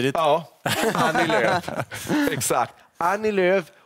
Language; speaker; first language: Swedish; native; Swedish